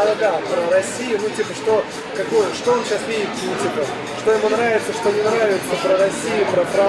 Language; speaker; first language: Russian; native; Russian